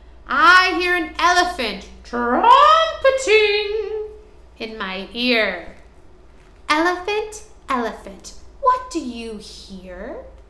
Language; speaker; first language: English; native; English